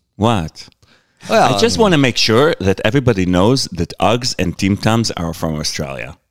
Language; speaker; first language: English; non-native, fluent; Hebrew